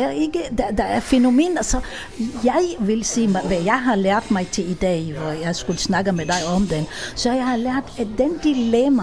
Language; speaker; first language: Danish; non-native, fluent; Hebrew